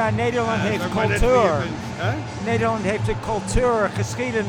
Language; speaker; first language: Dutch; non-native, fluent; English